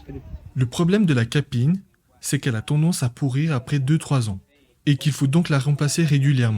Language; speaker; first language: French; native; French